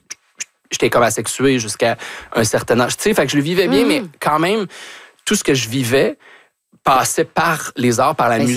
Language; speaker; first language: French; native; French